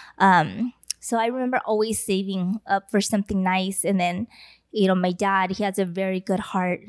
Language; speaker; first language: English; early bilingual, other home language; Vietnamese